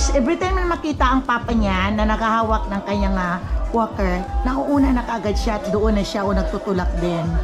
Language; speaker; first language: Filipino; non-native, local second language; Cebuano